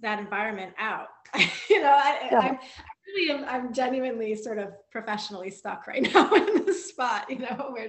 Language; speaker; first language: English; native; English